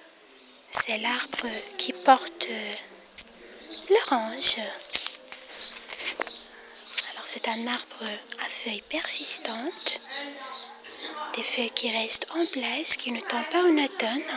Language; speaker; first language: French; non-native, local second language; Arabic